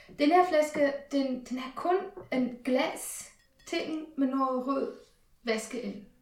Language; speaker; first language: Danish; non-native, fluent; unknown